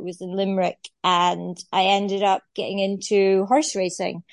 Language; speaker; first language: English; native; English